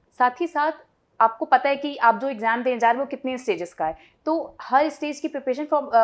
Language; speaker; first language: Hindi; native; Hindi